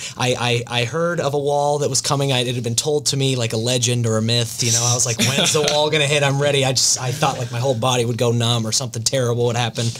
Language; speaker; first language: English; native; English